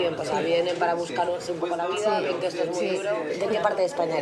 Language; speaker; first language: Spanish; native; Spanish